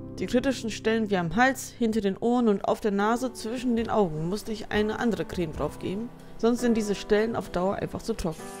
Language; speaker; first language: German; native; German